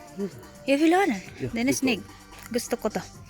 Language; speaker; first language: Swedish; non-native, learner; Filipino